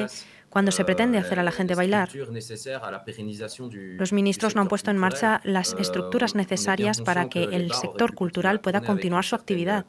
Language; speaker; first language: Spanish; native; Spanish